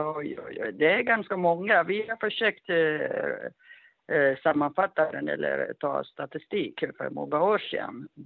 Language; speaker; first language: Swedish; non-native, fluent; Amharic